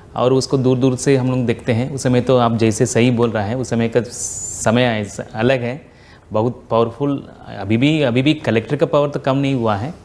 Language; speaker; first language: Hindi; non-native, local second language; Tamil